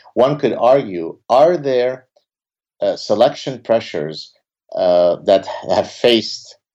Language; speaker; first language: English; early bilingual, other home language; Arabic